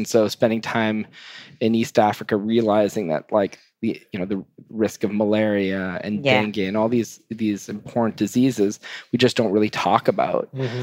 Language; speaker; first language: English; native; English